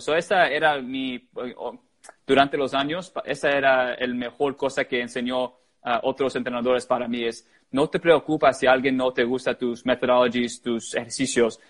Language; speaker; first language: Spanish; early bilingual, heritage; English